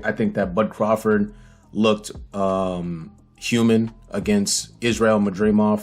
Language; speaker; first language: English; native; English